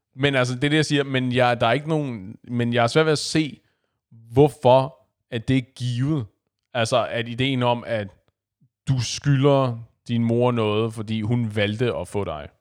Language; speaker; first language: Danish; native; Danish